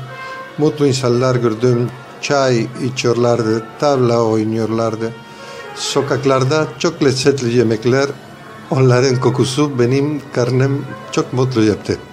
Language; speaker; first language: Turkish; non-native, fluent; Spanish